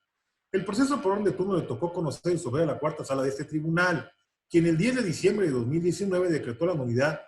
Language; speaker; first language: Spanish; native; Spanish